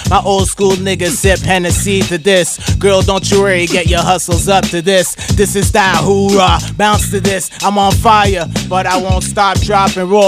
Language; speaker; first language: English; native; English